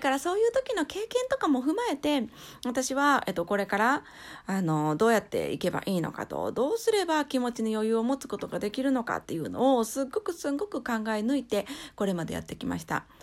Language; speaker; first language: Japanese; native; Japanese